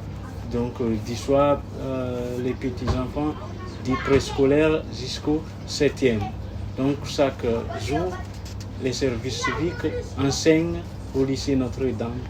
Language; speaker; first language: French; non-native, local second language; Malagasy